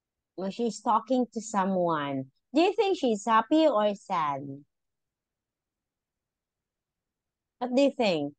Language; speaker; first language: English; non-native, local second language; Filipino